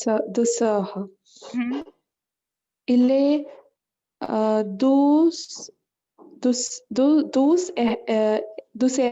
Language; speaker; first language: French; non-native, learner; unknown